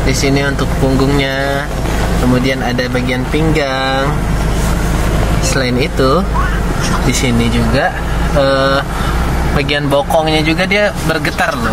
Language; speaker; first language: Indonesian; native; Indonesian